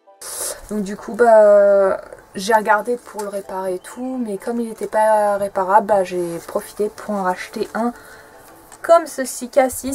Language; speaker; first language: French; native; French